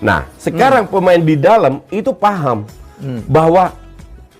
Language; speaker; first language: Indonesian; native; Indonesian